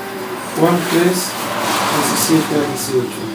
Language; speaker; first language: Spanish; non-native, learner; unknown